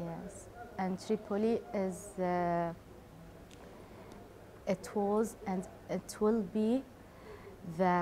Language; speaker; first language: English; non-native, learner; Arabic